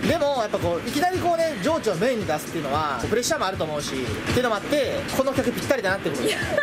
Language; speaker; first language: Japanese; native; Japanese